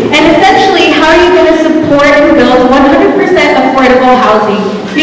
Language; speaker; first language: English; native; English